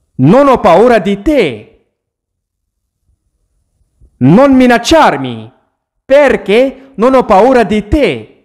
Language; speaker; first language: Italian; non-native, fluent; Arabic